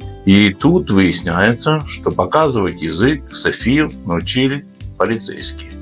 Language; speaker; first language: Russian; native; Russian